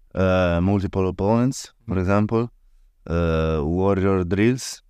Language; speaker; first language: English; non-native, learner; Italian